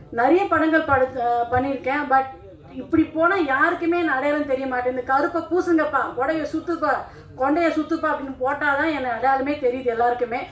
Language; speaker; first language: Tamil; non-native, local second language; Telugu